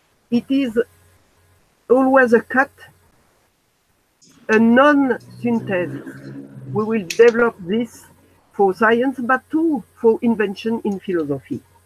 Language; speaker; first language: English; non-native, learner; French